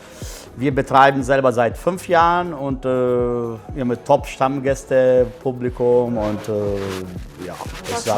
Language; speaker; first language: German; non-native, fluent; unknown